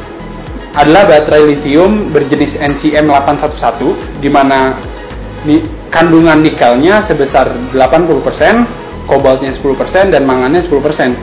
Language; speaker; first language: Indonesian; native; Indonesian